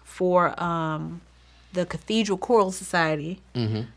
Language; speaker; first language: English; native; English